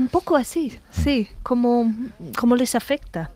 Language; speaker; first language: Spanish; non-native, fluent; English